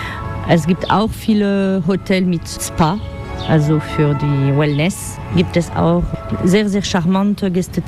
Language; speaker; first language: German; non-native, learner; French